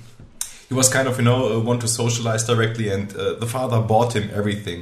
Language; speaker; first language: English; non-native, fluent; German